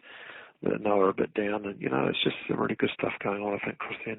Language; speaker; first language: English; native; English